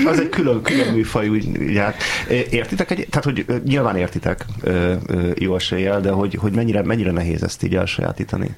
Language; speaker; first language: Hungarian; native; Hungarian